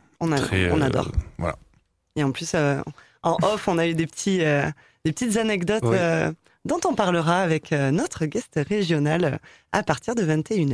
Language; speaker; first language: French; native; French